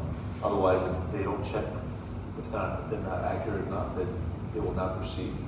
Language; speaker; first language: English; non-native, fluent; Greek